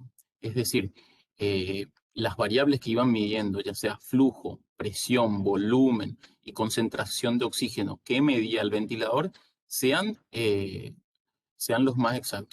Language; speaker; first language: Spanish; native; Spanish